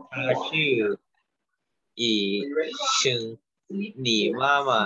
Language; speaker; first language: Chinese; non-native, learner; Thai